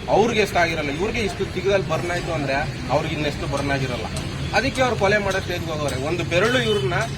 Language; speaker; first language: Kannada; native; Kannada